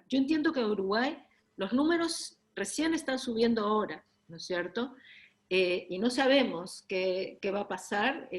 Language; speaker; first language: Spanish; native; Spanish